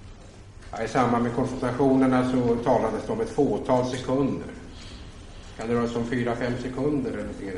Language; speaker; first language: Swedish; native; Swedish